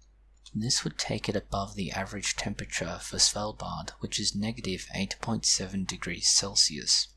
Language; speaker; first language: English; native; English